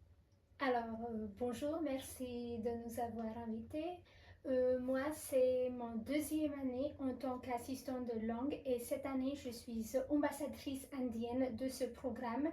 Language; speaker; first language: French; non-native, fluent; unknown